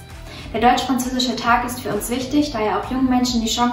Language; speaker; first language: German; native; German